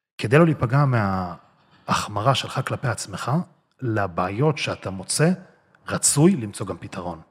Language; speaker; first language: Hebrew; early bilingual, other home language; Russian